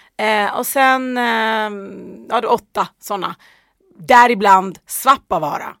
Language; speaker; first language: Swedish; early bilingual, other home language; Persian